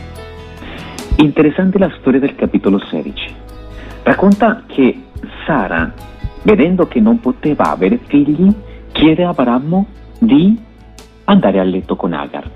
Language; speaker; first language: Italian; non-native, fluent; Spanish